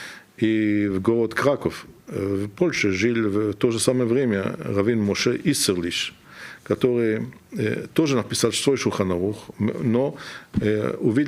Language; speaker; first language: Russian; non-native, fluent; German